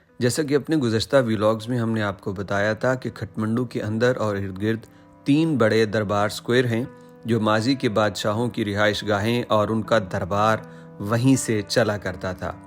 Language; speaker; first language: Urdu; native; Urdu